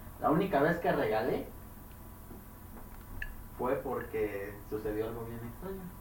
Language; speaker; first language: Spanish; native; Spanish